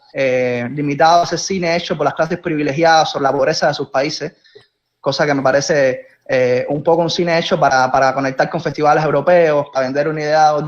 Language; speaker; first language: Spanish; native; Spanish